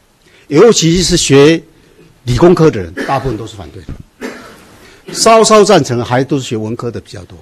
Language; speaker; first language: Chinese; native; Chinese